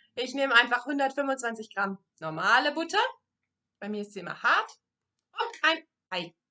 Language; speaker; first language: German; non-native, fluent; French